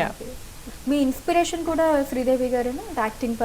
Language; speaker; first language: Telugu; native; Telugu